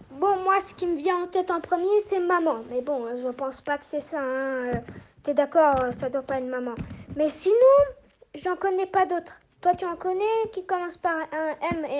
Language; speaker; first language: French; native; French